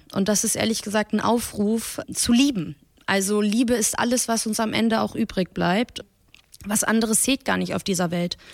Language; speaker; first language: German; early bilingual, other home language; Persian